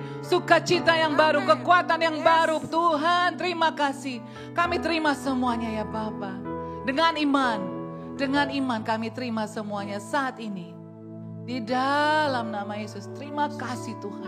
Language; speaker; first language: Indonesian; native; Indonesian